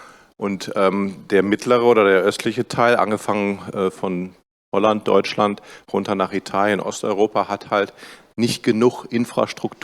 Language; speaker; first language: German; native; German